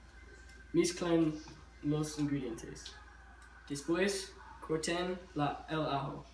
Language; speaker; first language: Spanish; non-native, learner; English